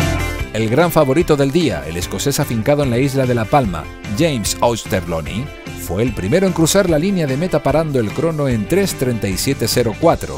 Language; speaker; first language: Spanish; native; Spanish